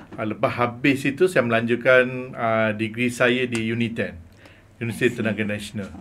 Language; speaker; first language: Malay; non-native, local second language; Tamil